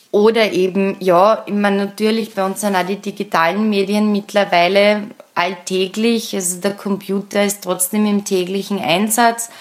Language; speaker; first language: German; native; German